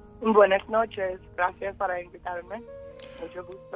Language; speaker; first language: Spanish; non-native, learner; English